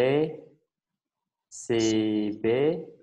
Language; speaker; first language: English; non-native, learner; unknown